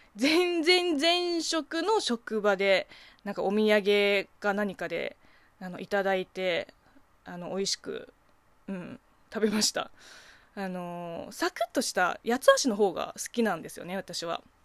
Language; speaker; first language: Japanese; non-native, fluent; Chinese